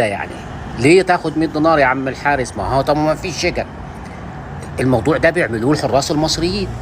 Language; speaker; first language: Arabic; native; Arabic